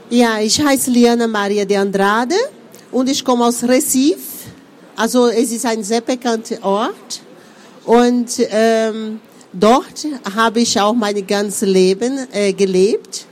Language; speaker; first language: German; non-native, fluent; Portuguese